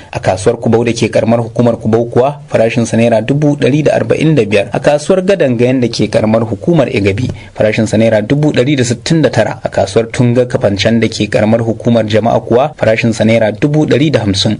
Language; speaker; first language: Hausa; native; Hausa